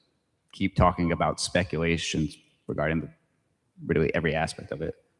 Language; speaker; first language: English; native; English